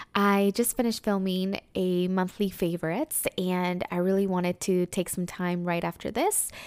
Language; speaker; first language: English; early bilingual, other home language; Spanish